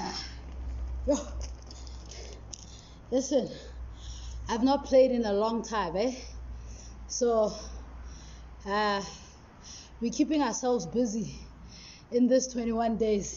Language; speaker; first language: English; non-native, local second language; Northern Sotho